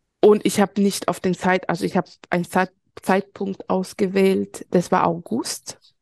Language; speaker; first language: German; early bilingual, other home language; Spanish